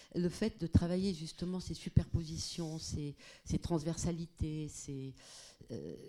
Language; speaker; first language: French; non-native, fluent; Portuguese